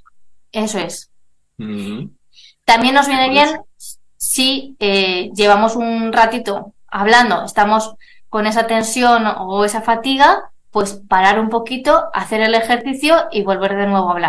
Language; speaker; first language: Spanish; native; Spanish